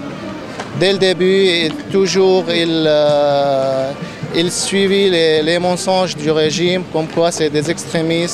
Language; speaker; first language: French; non-native, fluent; Arabic